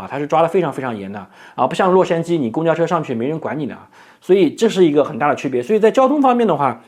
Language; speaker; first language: Chinese; native; Chinese